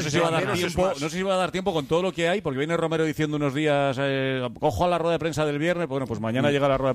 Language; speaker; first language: Spanish; native; Spanish